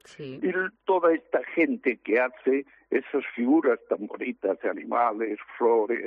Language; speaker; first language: Spanish; native; Spanish